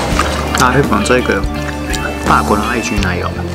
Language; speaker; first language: Chinese; native; Chinese